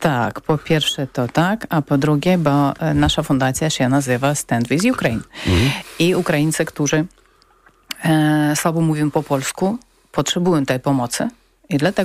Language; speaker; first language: Polish; non-native, learner; Ukrainian